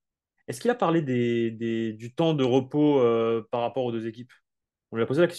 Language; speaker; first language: French; native; French